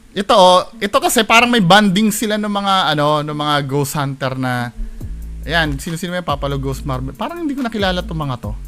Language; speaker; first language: Filipino; native; Filipino